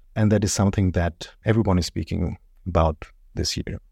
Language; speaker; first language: English; non-native, fluent; German